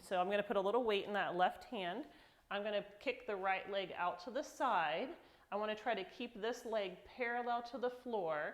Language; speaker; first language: English; native; English